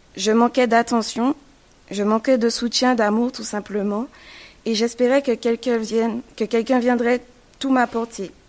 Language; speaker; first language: French; native; French